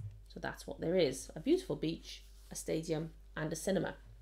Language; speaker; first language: English; native; English